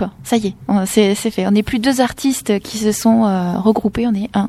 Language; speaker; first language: French; native; French